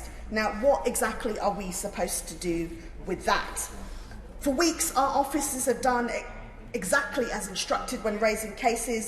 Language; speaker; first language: English; native; English